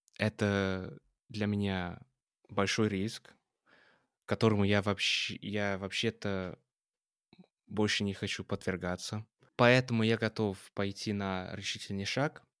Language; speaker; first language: Russian; non-native, fluent; English